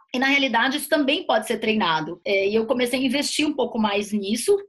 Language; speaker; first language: Portuguese; native; Portuguese